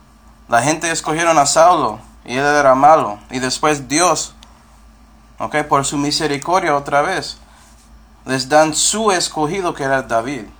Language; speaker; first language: Spanish; non-native, fluent; English